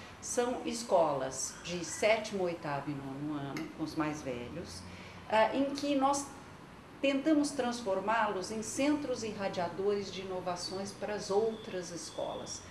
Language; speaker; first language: Portuguese; non-native, local second language; French